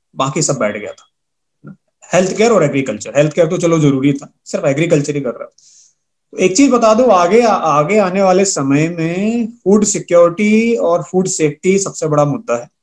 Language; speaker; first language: Hindi; native; Hindi